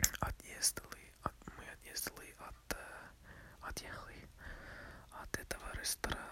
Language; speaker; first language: Russian; non-native, learner; English